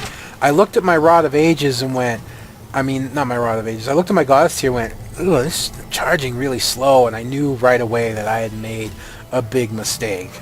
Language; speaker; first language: English; native; English